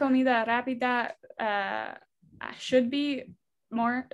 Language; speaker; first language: Spanish; non-native, learner; English